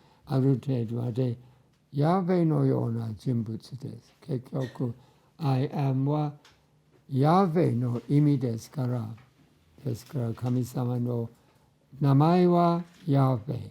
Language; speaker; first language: Japanese; non-native, fluent; English